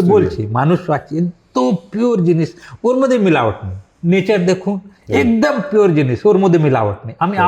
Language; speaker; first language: Bangla; non-native, local second language; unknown